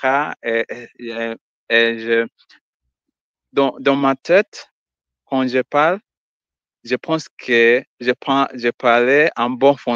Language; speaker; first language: French; non-native, learner; Swahili